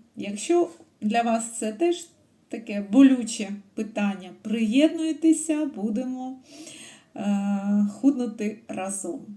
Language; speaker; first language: Ukrainian; native; Ukrainian